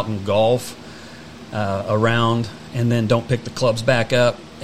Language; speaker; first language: English; native; English